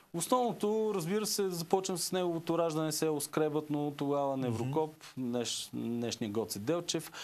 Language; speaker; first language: Bulgarian; native; Bulgarian